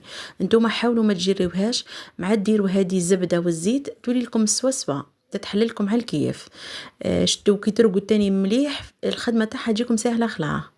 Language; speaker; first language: Arabic; native; Arabic